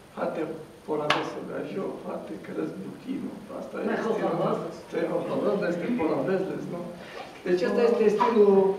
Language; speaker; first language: Romanian; non-native, local second language; Romany